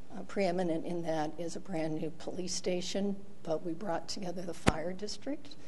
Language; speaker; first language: English; native; English